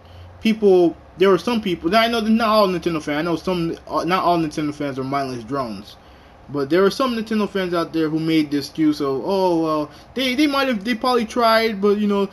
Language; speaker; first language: English; native; English